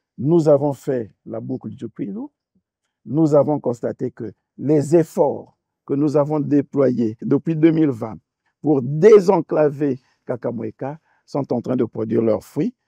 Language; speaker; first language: French; native; French